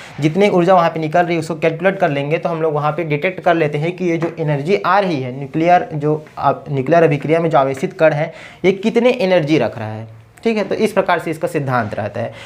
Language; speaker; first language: Hindi; native; Hindi